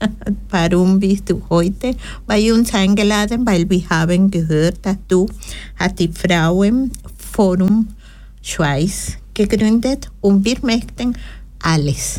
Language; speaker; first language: German; non-native, learner; Spanish